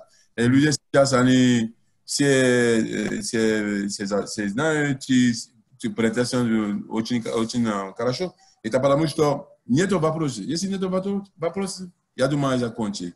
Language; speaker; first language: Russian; non-native, learner; French